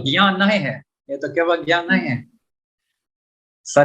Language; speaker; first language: Hindi; non-native, learner; Finnish